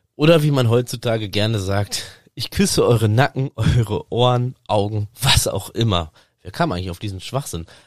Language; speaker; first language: German; native; German